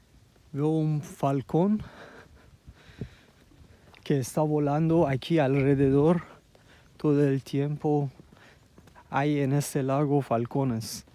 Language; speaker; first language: Spanish; non-native, learner; Persian